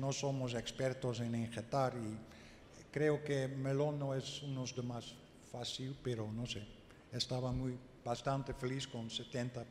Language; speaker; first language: Spanish; non-native, learner; Dutch